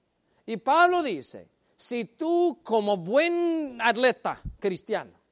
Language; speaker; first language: Spanish; native; Spanish